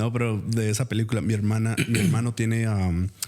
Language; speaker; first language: Spanish; early bilingual, heritage; Spanish